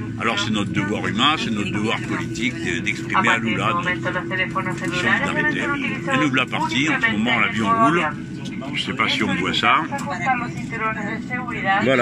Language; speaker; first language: French; native; French